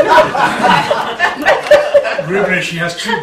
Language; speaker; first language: English; native; English